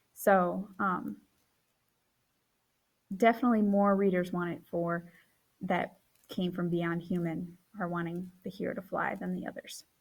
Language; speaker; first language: English; native; English